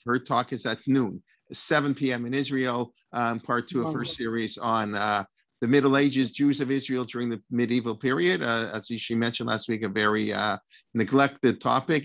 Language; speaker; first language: English; native; English